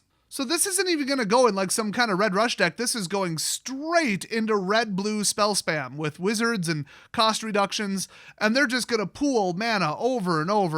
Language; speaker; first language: English; native; English